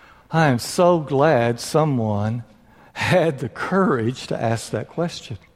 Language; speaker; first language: English; native; English